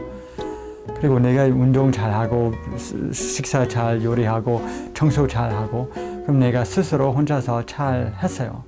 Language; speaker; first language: Korean; non-native, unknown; English